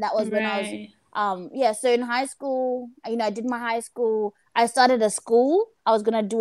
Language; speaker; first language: English; early bilingual, other home language; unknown